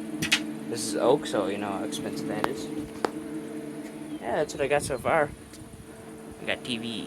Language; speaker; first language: English; native; English